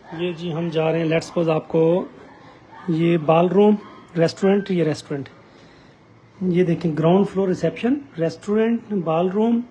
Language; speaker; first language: Urdu; non-native, local second language; Saraiki